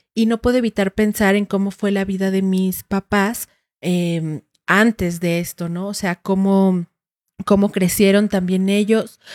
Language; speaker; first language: Spanish; native; Spanish